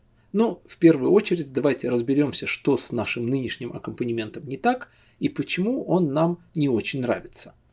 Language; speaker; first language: Russian; native; Russian